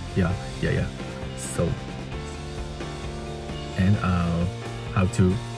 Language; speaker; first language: English; non-native, learner; Japanese